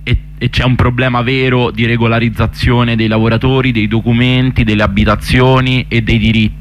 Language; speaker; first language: Italian; native; Italian